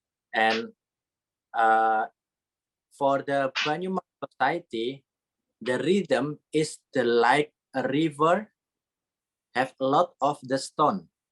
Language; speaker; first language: English; non-native, learner; Indonesian